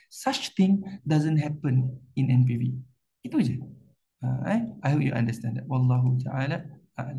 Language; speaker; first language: English; non-native, local second language; Malay